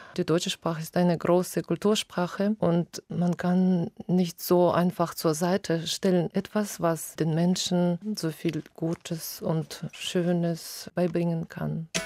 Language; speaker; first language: German; non-native, fluent; Russian